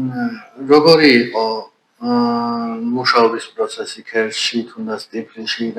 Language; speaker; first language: Georgian; native; Georgian